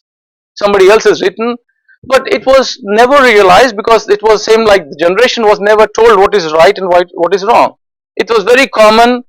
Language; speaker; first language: English; non-native, fluent; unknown